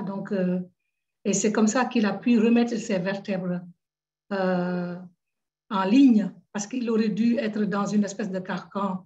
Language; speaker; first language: French; native; French